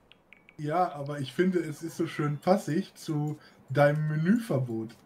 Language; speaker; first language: German; native; German